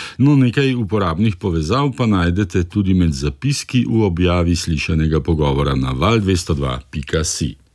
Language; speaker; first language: Slovenian; native; Slovenian